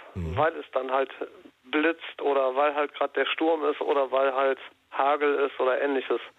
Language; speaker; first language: German; native; German